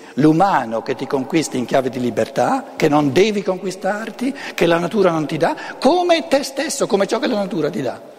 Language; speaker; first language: Italian; non-native, local second language; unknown